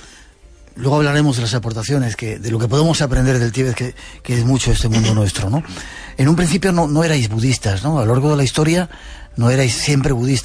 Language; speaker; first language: Spanish; native; Spanish